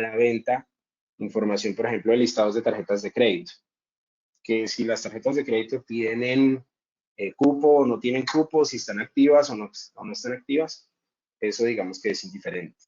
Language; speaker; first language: Spanish; native; Spanish